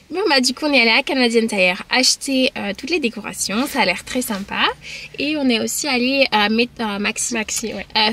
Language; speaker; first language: French; native; French